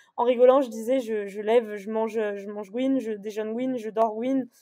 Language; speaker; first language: French; native; French